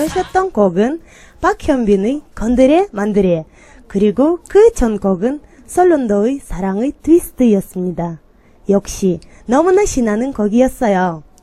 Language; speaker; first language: Korean; non-native, learner; Kyrgyz